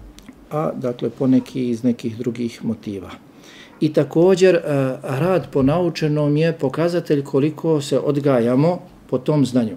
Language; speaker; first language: Serbian; native; Serbian